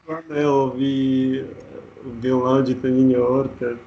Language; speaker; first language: Portuguese; non-native, learner; Russian